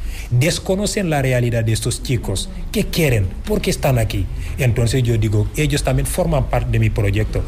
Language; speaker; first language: Spanish; non-native, fluent; Wolof